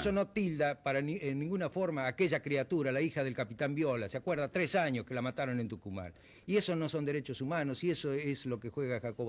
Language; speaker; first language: Spanish; native; Spanish